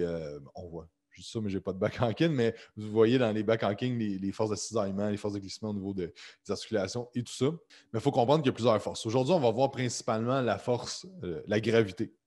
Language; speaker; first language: French; native; French